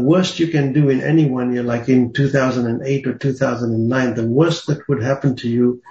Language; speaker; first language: English; native; English